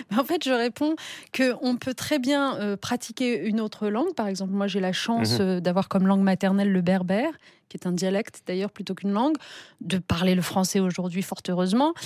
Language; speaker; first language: French; early bilingual, other home language; Riffian